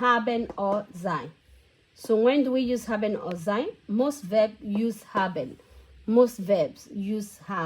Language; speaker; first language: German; non-native, fluent; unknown